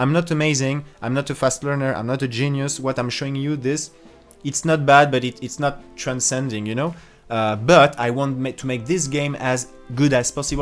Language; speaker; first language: English; non-native, fluent; French